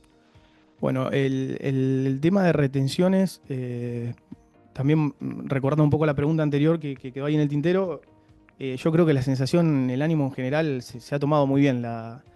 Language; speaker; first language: Spanish; native; Spanish